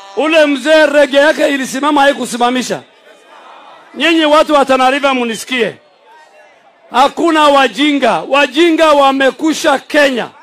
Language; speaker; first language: Swahili; non-native, local second language; Somali